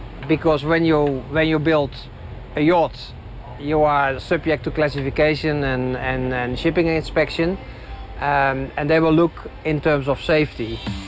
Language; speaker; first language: English; non-native, fluent; Dutch